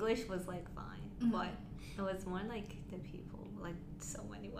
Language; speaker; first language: English; non-native, local second language; Cantonese